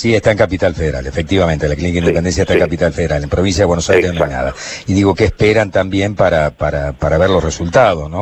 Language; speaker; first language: Spanish; native; Spanish